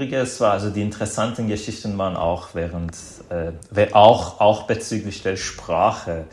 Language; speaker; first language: German; non-native, fluent; Azerbaijani